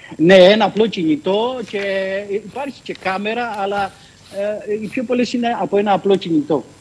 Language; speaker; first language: Greek; native; Greek